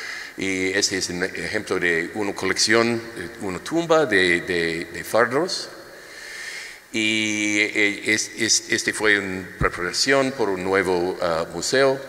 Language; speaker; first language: Spanish; non-native, learner; English